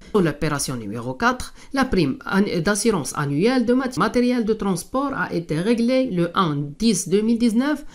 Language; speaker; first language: French; non-native, local second language; Arabic